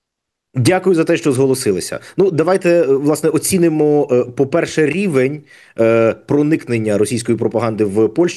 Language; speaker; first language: Ukrainian; native; Ukrainian